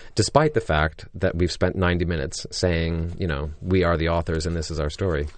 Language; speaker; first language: English; native; English